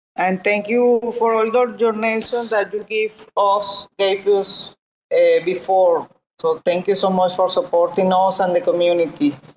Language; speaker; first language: English; non-native, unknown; Italian